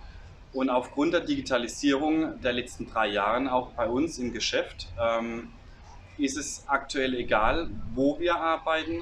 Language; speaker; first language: German; native; German